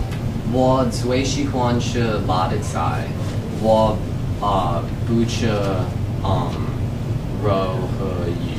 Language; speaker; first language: Chinese; non-native, learner; English